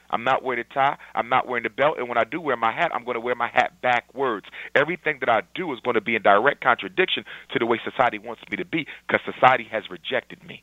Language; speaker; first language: English; native; English